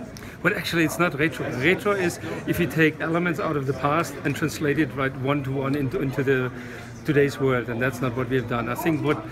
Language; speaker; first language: English; non-native, fluent; German